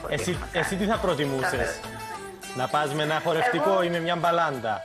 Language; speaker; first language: Greek; native; Greek